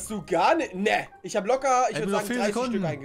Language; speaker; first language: German; native; German